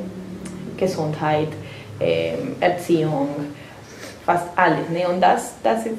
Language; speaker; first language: German; non-native, fluent; Spanish